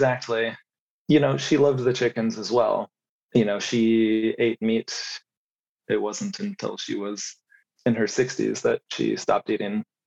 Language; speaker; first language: English; native; English